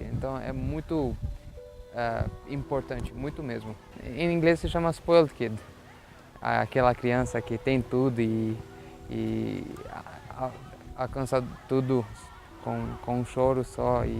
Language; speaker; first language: Portuguese; non-native, fluent; Albanian